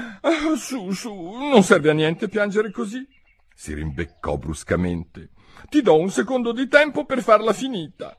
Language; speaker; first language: Italian; native; Italian